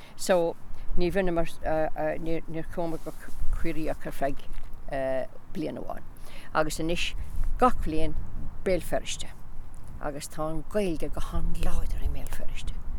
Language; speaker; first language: Irish; non-native, local second language; English